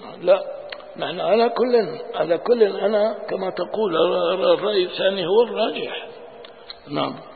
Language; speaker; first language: Arabic; non-native, local second language; Kurdish